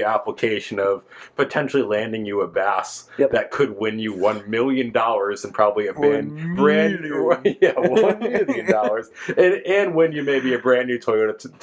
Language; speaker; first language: English; native; English